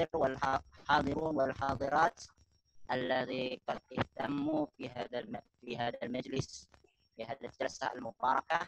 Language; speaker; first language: Arabic; non-native, learner; Indonesian